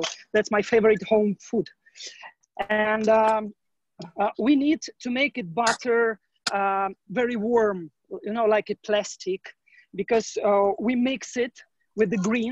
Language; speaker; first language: English; non-native, learner; Ukrainian